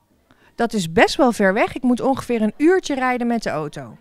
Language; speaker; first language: Dutch; native; Dutch